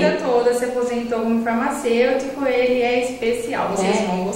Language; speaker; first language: Portuguese; native; Portuguese